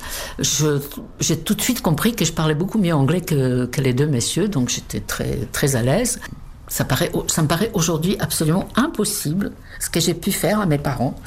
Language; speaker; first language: French; non-native, fluent; Czech